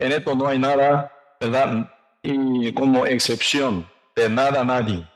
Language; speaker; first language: Spanish; non-native, learner; Korean